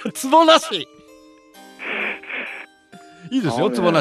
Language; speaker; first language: Japanese; native; Japanese